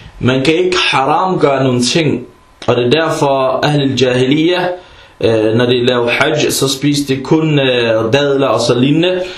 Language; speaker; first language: Danish; early bilingual, other home language; Arabic